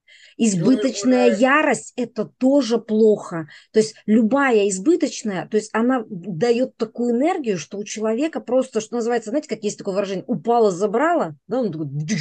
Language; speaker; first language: Russian; native; Russian